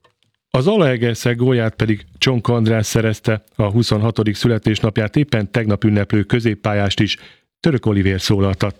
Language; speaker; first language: Hungarian; native; Hungarian